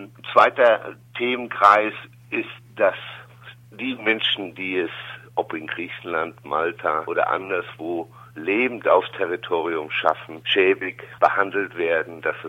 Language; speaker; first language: German; native; German